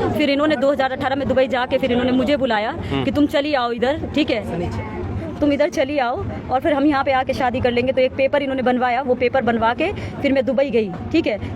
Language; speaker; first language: Hindi; native; Hindi